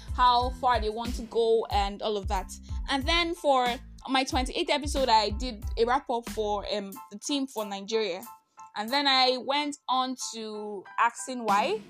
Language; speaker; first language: English; non-native, local second language; Igbo